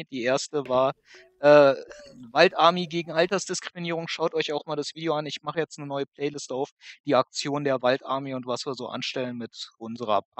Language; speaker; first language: German; native; German